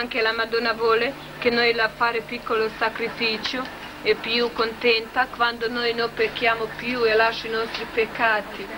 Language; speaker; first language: Italian; non-native, learner; Croatian